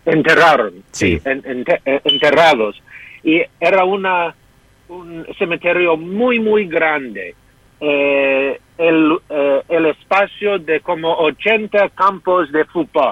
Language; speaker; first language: Spanish; non-native, fluent; English